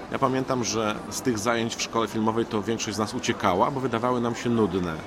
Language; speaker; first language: Polish; native; Polish